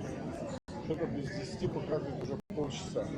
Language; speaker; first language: Russian; native; Russian